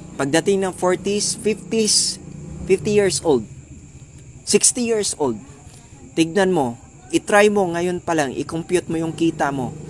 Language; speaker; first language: Filipino; non-native, local second language; Cebuano